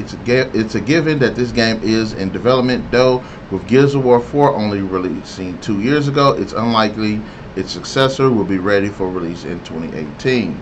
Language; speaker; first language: English; native; English